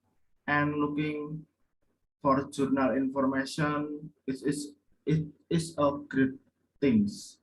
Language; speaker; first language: English; non-native, learner; Indonesian